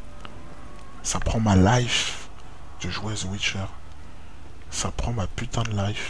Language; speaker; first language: French; native; French